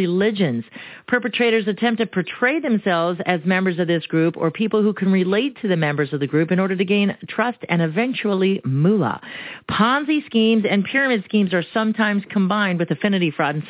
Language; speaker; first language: English; early bilingual, other home language; Romanian